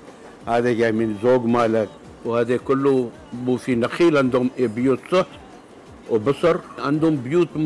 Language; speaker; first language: Arabic; non-native, local second language; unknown